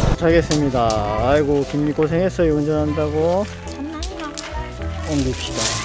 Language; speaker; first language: Korean; native; Korean